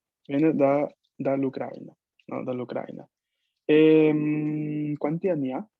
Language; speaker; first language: Italian; non-native, fluent; Spanish